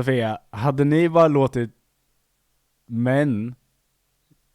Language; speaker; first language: Swedish; native; Swedish